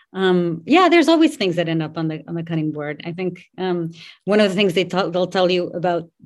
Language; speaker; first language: English; non-native, fluent; Portuguese